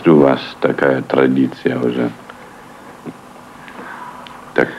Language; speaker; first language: Russian; non-native, learner; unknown